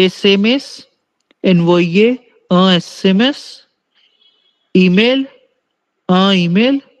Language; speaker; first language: French; non-native, learner; Hindi